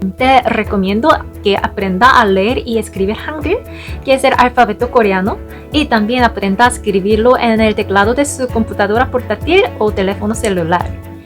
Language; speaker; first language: Spanish; non-native, fluent; Korean